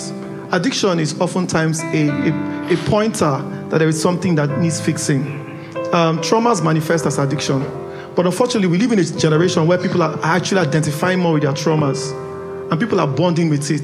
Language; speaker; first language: English; non-native, local second language; Igbo